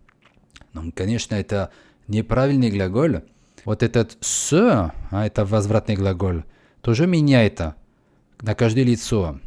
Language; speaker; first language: Russian; non-native, learner; French